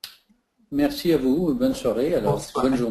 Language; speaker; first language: French; native; French